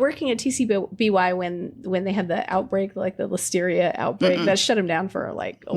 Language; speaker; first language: English; native; English